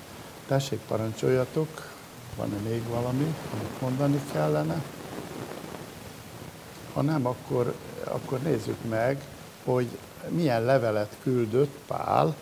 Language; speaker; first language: Hungarian; native; Hungarian